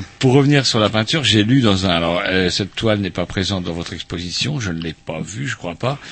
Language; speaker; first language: French; native; French